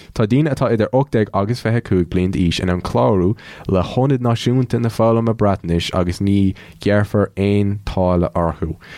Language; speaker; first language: Irish; non-native, local second language; English